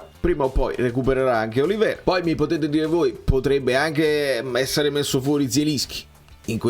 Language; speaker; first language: Italian; native; Italian